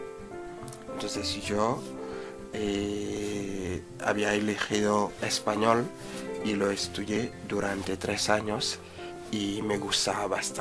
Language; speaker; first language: Spanish; non-native, fluent; Wolof